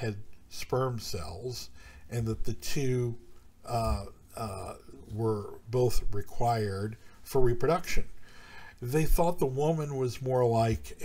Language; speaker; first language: English; native; English